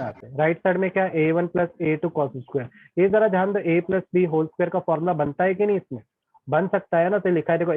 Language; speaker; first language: Hindi; native; Hindi